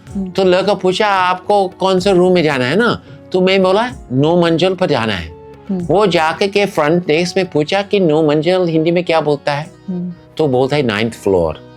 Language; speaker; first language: Hindi; non-native, fluent; English